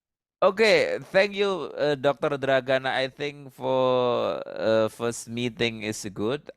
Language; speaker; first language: English; non-native, learner; Indonesian